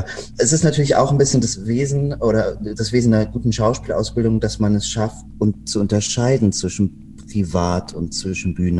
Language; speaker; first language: German; native; German